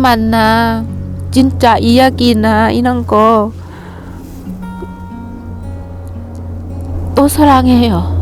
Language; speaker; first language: Korean; non-native, learner; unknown